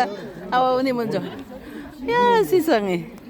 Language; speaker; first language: Korean; non-native, learner; Filipino